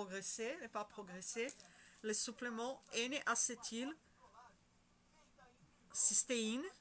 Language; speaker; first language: French; non-native, learner; Spanish